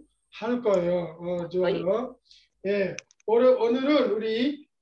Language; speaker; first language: Korean; non-native, fluent; Bangla